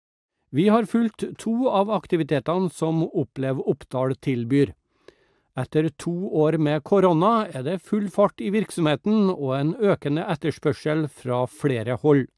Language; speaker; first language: Norwegian; native; Norwegian